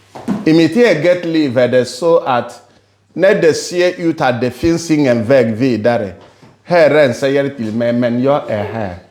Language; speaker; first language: Swedish; non-native, fluent; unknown